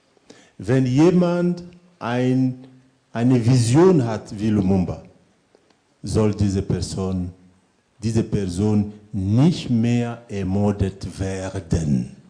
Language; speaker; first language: German; non-native, fluent; French